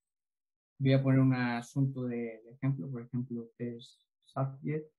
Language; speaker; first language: Spanish; native; Spanish